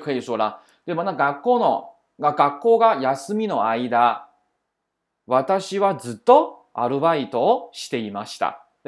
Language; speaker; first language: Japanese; non-native, fluent; Chinese